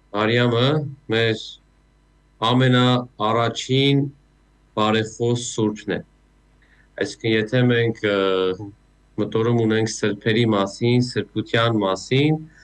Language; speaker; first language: Armenian; native; Armenian